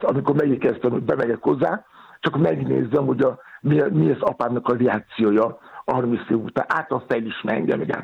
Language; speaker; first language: Hungarian; non-native, learner; Yoruba